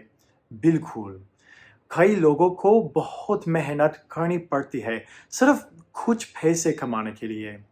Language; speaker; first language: Hindi; non-native, fluent; English